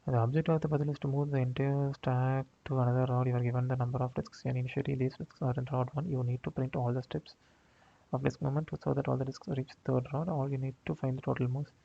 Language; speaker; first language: English; non-native, local second language; Tamil